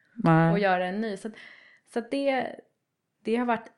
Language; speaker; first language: Swedish; native; Swedish